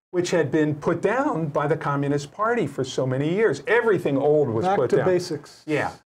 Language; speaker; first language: English; native; English